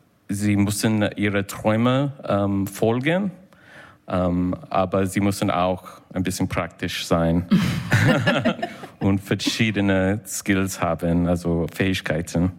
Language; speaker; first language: German; non-native, fluent; English